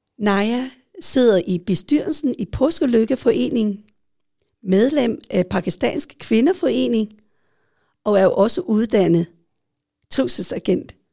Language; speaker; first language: Danish; early bilingual, other home language; Vietnamese